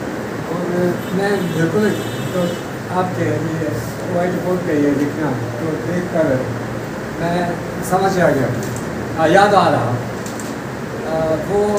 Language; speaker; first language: Hindi; non-native, learner; Japanese